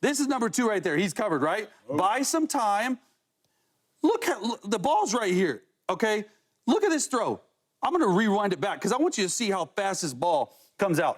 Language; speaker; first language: English; native; English